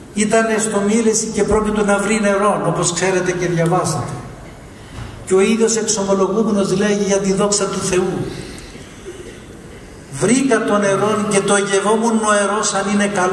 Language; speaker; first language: Greek; native; Greek